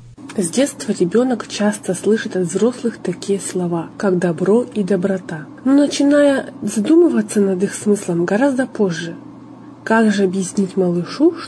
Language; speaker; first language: Russian; native; Russian